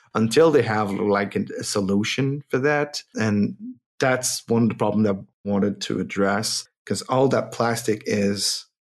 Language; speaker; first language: English; non-native, fluent; French